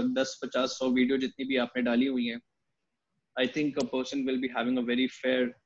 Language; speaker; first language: Hindi; native; Hindi